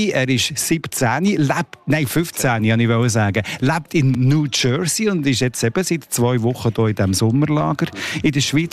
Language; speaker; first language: German; native; German